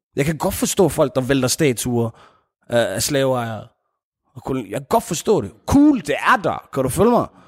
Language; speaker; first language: Danish; early bilingual, other home language; Arabic